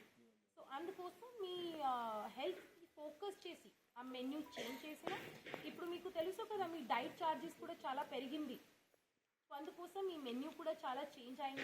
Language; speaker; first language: Telugu; non-native, learner; Hindi